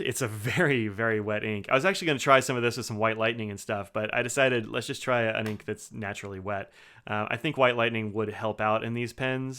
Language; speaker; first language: English; native; English